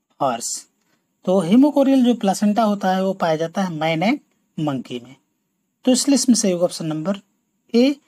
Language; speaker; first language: Hindi; native; Hindi